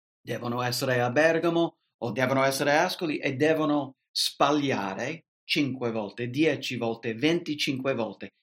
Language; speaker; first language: Italian; non-native, fluent; English